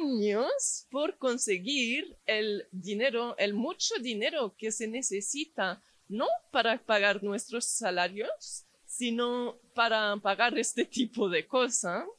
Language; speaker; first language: Spanish; non-native, fluent; English